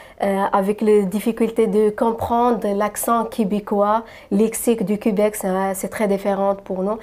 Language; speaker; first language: French; non-native, local second language; Arabic